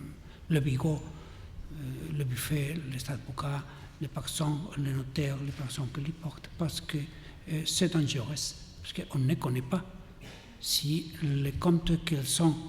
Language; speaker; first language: French; non-native, learner; Catalan